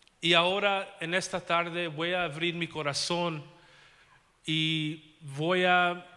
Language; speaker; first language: Spanish; early bilingual, heritage; Spanish